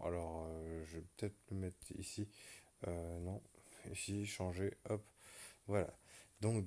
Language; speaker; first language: French; native; French